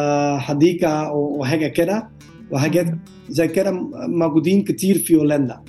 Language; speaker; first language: Arabic; non-native, learner; Dutch